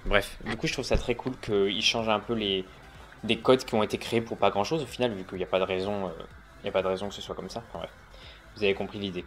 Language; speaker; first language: French; native; French